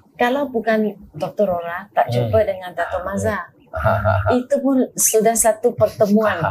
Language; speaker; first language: Malay; non-native, local second language; Chinese